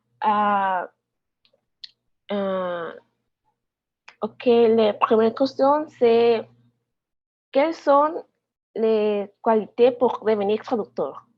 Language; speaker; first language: French; non-native, learner; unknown